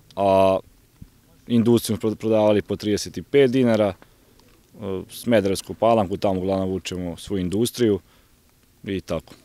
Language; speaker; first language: Croatian; native; Croatian